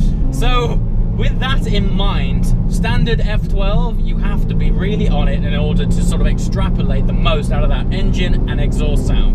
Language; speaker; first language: English; native; English